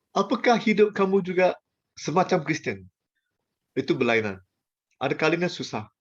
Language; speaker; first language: Malay; non-native, local second language; Chinese